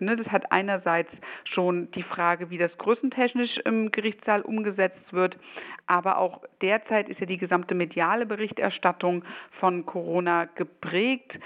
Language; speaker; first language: German; native; German